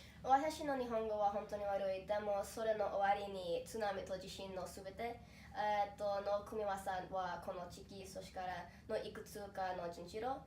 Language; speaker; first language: Japanese; non-native, learner; English